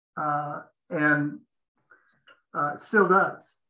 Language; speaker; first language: English; native; English